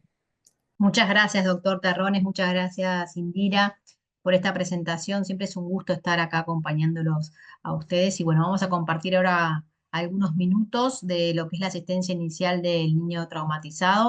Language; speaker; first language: Spanish; native; Spanish